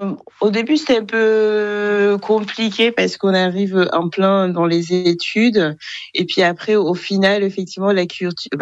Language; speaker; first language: French; non-native, local second language; Kinyarwanda